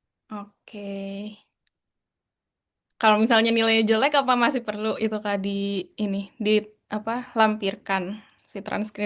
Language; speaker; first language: Indonesian; native; Indonesian